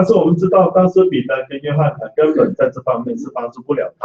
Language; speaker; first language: Chinese; native; Chinese